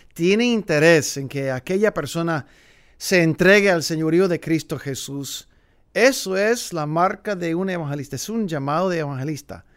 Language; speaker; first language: Spanish; non-native, fluent; English